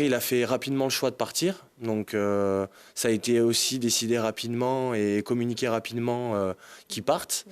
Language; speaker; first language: French; native; French